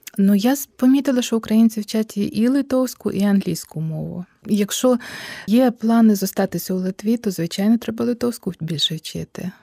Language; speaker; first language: Ukrainian; early bilingual, heritage; Ukrainian